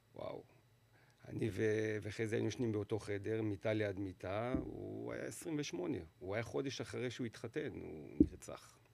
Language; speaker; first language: Hebrew; native; Hebrew